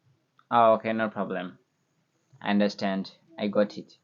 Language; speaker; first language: English; non-native, learner; Bangla